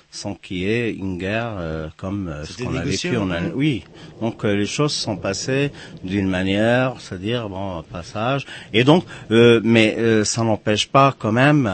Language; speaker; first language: French; non-native, local second language; Arabic